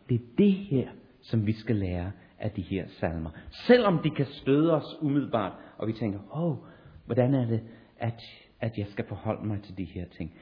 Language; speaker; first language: Danish; non-native, fluent; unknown